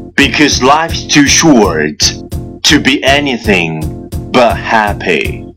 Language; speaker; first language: English; non-native, fluent; Chinese